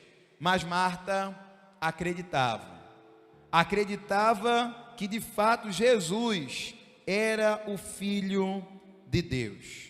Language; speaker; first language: Portuguese; native; Portuguese